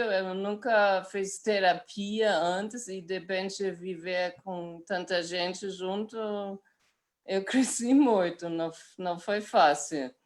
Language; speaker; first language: Portuguese; non-native, fluent; German